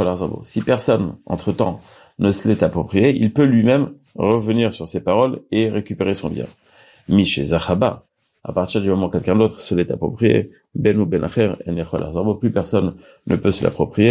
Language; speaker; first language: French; native; French